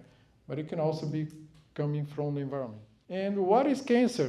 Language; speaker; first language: English; non-native, fluent; Portuguese